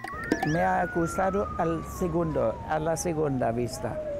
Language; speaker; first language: Spanish; non-native, fluent; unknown